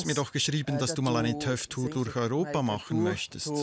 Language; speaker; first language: German; native; German